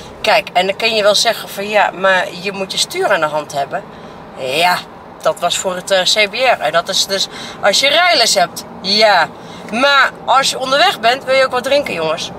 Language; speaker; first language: Dutch; native; Dutch